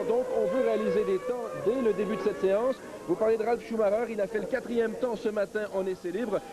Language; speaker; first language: French; native; French